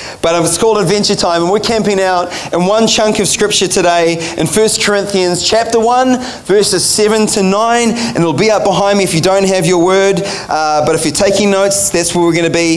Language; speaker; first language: English; native; English